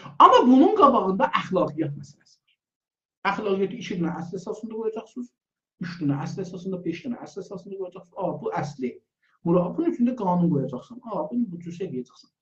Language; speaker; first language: Azerbaijani; native; Azerbaijani